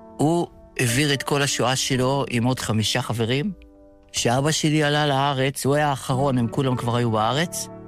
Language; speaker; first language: Hebrew; early bilingual, other home language; Yiddish